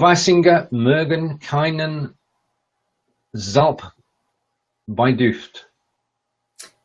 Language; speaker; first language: German; non-native, learner; English